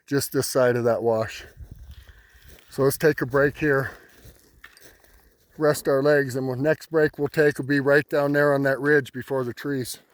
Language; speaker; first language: English; native; English